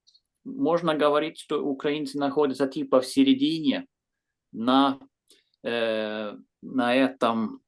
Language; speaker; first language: Russian; non-native, fluent; Swedish